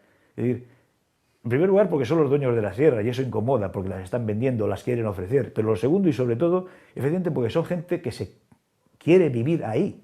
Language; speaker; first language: Spanish; native; Spanish